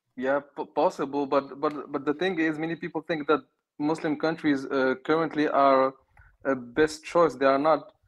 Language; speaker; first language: English; non-native, fluent; Arabic